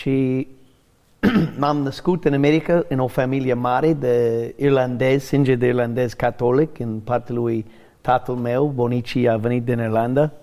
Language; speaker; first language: Romanian; non-native, learner; English